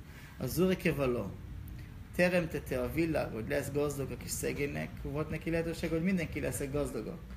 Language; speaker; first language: Hungarian; non-native, learner; Hebrew